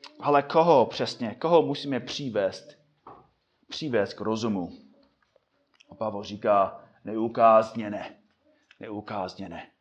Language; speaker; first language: Czech; non-native, fluent; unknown